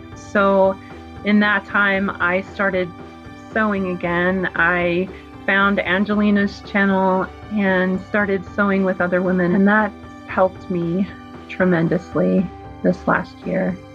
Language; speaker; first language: English; native; English